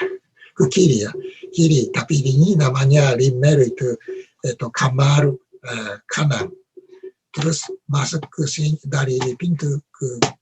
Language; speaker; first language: Indonesian; non-native, learner; Japanese